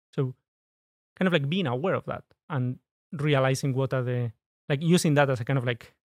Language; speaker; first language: English; non-native, fluent; Spanish